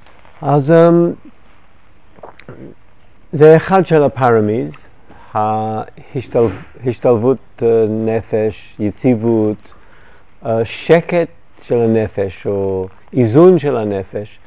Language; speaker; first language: Hebrew; non-native, fluent; English